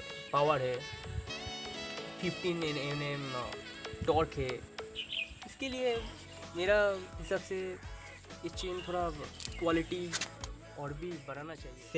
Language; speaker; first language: Hindi; non-native, local second language; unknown